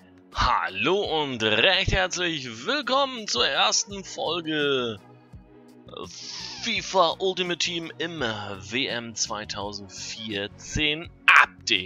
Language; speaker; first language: German; native; German